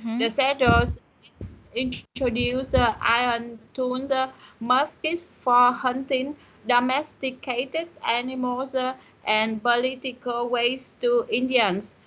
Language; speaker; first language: English; non-native, learner; Vietnamese